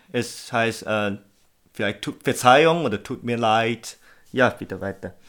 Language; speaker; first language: German; non-native, learner; Chinese